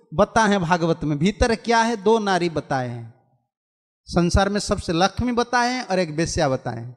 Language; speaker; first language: Hindi; non-native, local second language; Odia